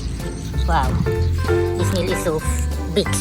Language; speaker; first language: English; non-native, learner; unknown